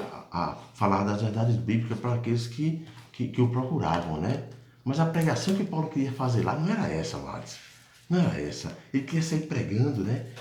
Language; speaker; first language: Portuguese; native; Portuguese